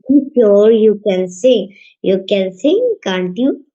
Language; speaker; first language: English; non-native, learner; Hindi